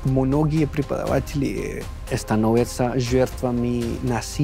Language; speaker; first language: Russian; non-native, fluent; Spanish